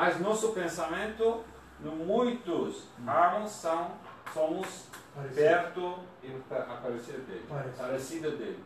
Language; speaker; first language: Portuguese; non-native, learner; Persian